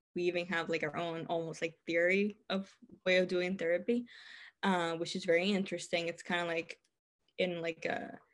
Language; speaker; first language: English; non-native, fluent; Spanish